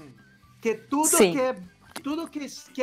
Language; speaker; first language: Spanish; non-native, fluent; Portuguese